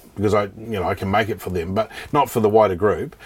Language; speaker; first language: English; native; English